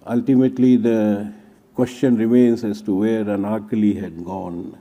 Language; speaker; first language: English; non-native, local second language; Hindi